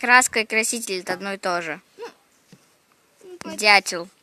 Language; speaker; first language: Russian; native; Russian